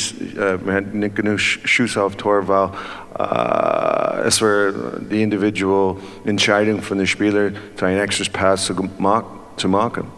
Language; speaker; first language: German; non-native, learner; English